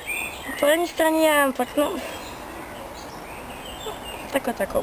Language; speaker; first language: Slovenian; non-native, learner; Polish